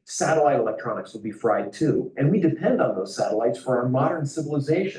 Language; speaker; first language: English; native; English